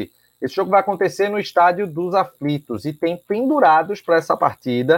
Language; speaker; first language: Portuguese; native; Portuguese